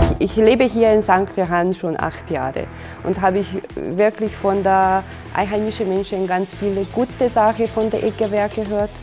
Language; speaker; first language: German; non-native, fluent; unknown